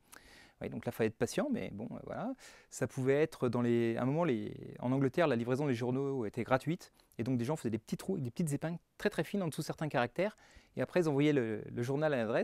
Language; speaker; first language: French; native; French